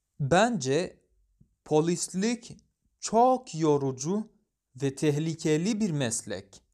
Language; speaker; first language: Turkish; non-native, fluent; Arabic